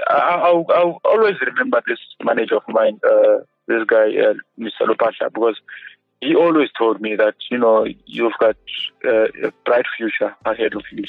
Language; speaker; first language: English; non-native, local second language; Shona